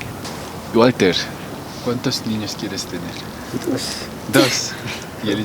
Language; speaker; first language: Spanish; non-native, learner; Korean